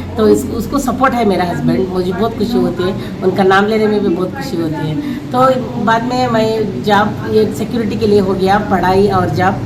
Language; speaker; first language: Hindi; non-native, local second language; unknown